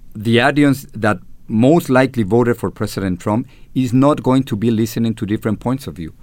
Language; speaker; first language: English; non-native, fluent; Spanish